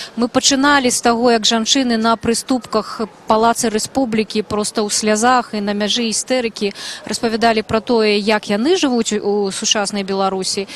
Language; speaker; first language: Belarusian; native; Belarusian